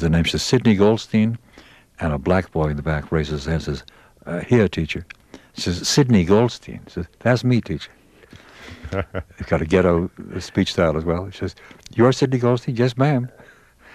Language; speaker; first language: English; native; English